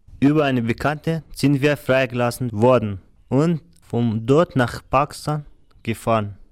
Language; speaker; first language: German; non-native, learner; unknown